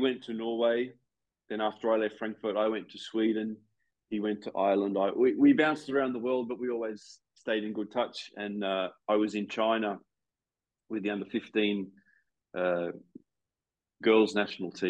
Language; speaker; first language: English; native; English